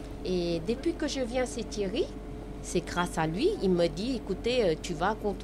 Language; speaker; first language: French; non-native, learner; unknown